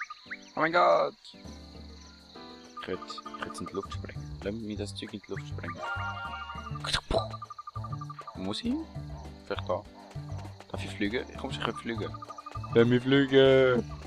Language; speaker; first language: German; native; German